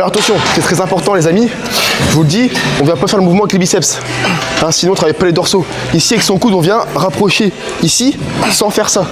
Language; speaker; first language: French; native; French